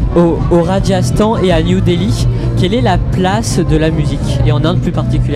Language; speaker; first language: French; native; French